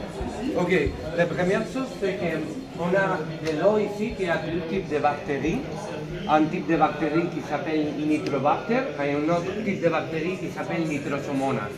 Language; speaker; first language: French; non-native, learner; Spanish